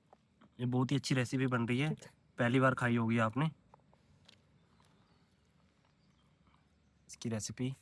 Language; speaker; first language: Hindi; non-native, local second language; Punjabi